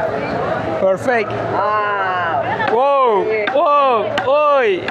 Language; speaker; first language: English; non-native, learner; Turkish